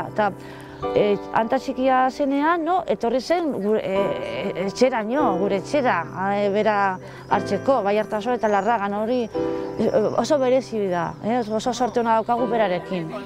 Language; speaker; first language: Basque; non-native, local second language; Spanish